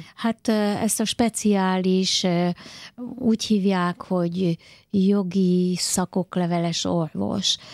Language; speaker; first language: Hungarian; native; Hungarian